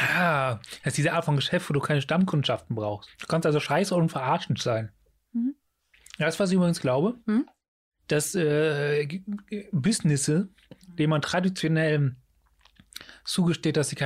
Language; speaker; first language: German; native; German